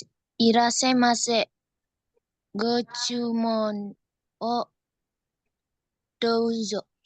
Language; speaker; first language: Japanese; non-native, learner; Indonesian